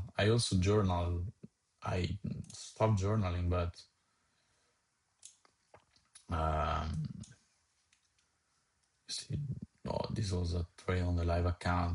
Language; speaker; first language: English; non-native, fluent; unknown